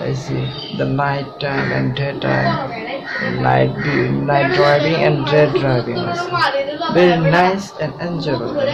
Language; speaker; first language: English; non-native, learner; Bangla